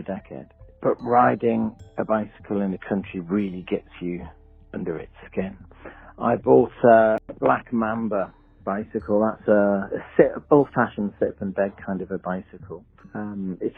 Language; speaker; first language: English; native; English